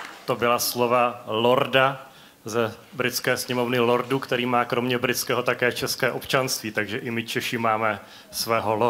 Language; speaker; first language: Czech; native; Czech